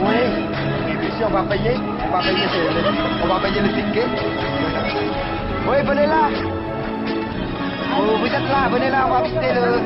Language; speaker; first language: French; non-native, learner; Vietnamese